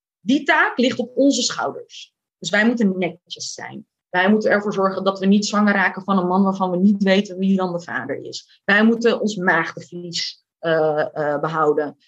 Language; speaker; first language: Dutch; early bilingual, other home language; Turkish